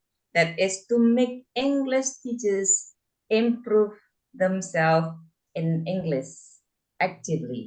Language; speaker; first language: English; non-native, fluent; Indonesian